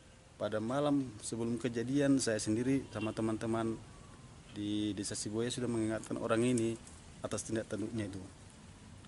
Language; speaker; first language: Indonesian; native; Indonesian